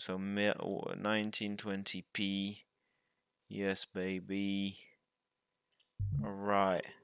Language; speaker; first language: English; non-native, fluent; French